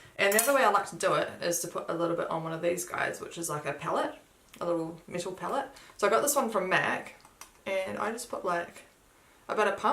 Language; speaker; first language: English; native; English